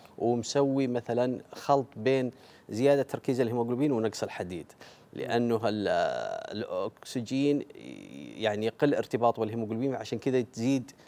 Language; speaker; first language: Arabic; native; Arabic